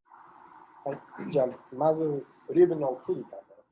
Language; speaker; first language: Japanese; non-native, fluent; English